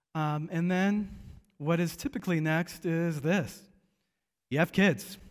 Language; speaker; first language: English; native; English